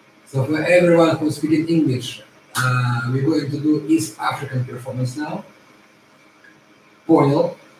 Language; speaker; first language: English; non-native, fluent; Russian